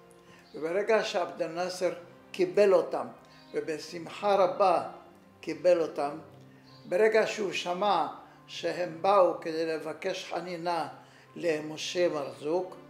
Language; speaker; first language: Hebrew; non-native, fluent; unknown